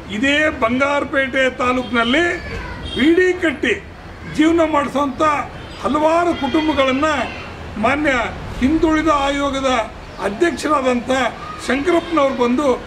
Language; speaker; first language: Kannada; non-native, local second language; Marathi